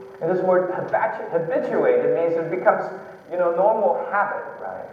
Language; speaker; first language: English; early bilingual, other home language; Chinese